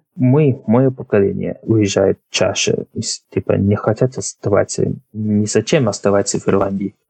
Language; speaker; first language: Russian; non-native, fluent; English